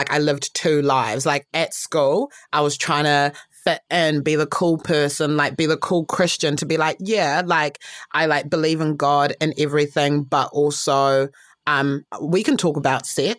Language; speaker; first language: English; early bilingual, other home language; Shona